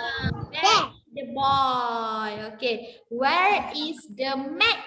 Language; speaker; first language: English; non-native, local second language; Malay